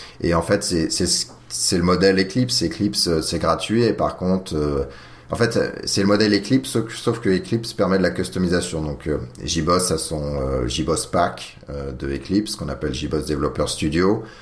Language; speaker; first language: French; native; French